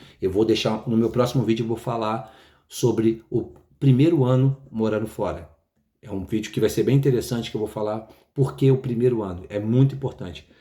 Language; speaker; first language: Portuguese; native; Portuguese